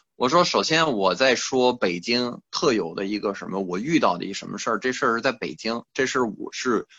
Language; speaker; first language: Chinese; non-native, fluent; French